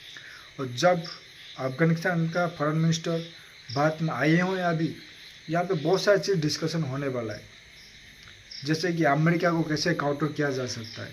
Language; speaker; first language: Hindi; non-native, local second language; Odia